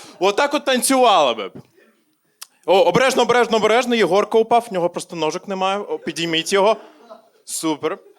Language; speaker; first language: Ukrainian; non-native, local second language; Russian